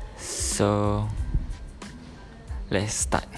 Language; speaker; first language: English; non-native, learner; Malay